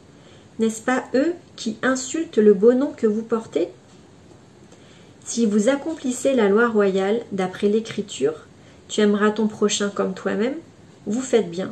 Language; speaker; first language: French; native; French